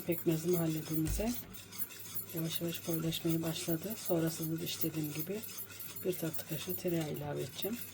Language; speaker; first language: Turkish; native; Turkish